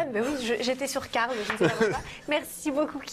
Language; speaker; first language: French; native; French